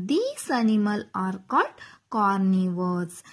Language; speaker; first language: English; non-native, local second language; Kannada